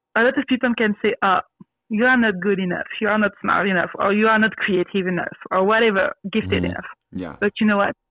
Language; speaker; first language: English; non-native, learner; French